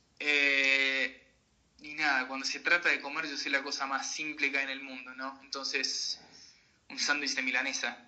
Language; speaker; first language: Spanish; native; Spanish